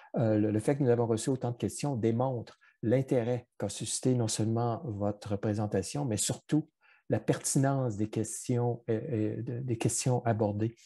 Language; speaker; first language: French; native; French